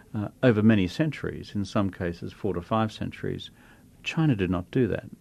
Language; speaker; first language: English; native; English